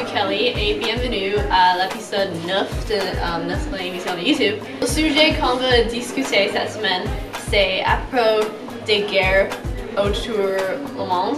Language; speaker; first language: French; non-native, learner; English